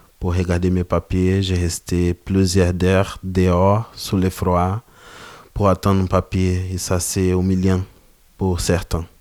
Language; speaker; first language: French; non-native, learner; Portuguese